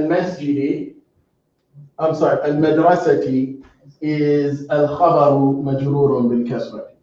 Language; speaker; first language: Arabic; non-native, fluent; English